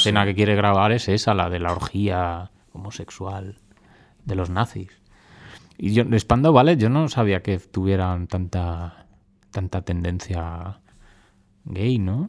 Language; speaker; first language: Spanish; native; Spanish